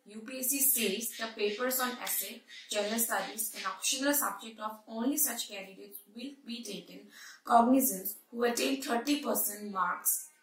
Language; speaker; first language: English; non-native, local second language; Assamese